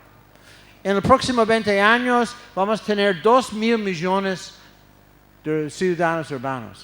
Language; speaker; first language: Spanish; non-native, fluent; English